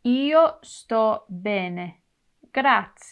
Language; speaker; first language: Italian; non-native, learner; English